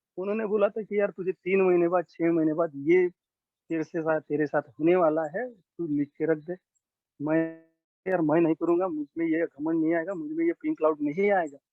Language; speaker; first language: Hindi; non-native, local second language; Marathi